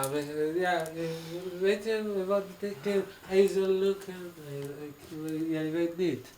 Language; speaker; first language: Dutch; non-native, learner; Persian